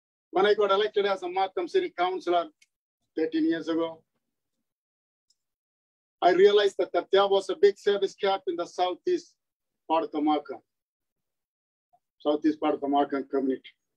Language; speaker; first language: English; non-native, local second language; Tamil